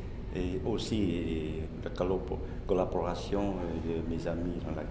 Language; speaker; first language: French; non-native, learner; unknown